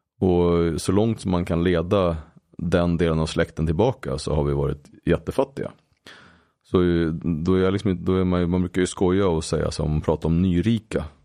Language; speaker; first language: Swedish; native; Swedish